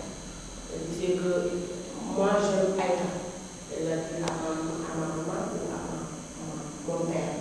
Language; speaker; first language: French; non-native, learner; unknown